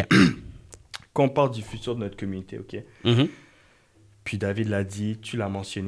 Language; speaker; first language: French; native; French